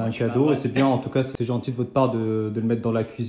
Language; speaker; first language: French; native; French